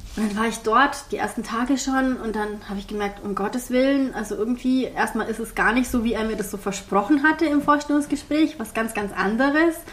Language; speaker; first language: German; early bilingual, heritage; German